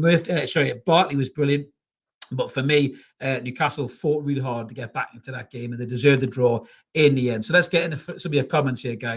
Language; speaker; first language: English; native; English